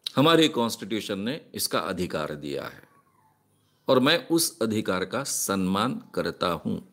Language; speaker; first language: Hindi; non-native, local second language; Marathi